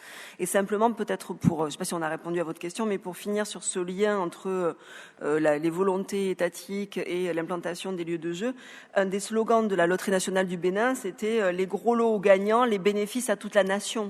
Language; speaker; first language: French; native; French